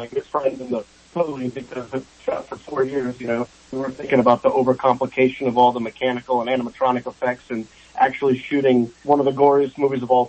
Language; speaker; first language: English; native; English